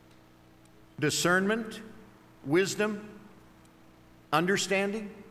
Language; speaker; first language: English; native; English